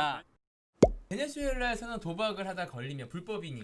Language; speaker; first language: Korean; native; Korean